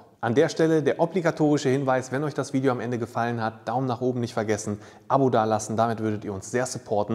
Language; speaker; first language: German; native; German